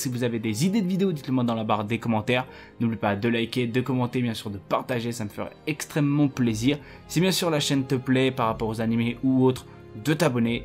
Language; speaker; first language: French; native; French